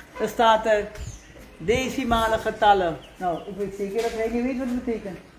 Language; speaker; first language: Dutch; native; Dutch